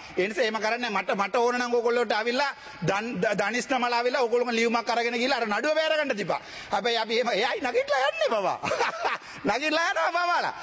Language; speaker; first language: Sinhala; non-native, local second language; Tamil